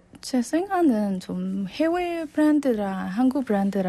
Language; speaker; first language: Korean; non-native, learner; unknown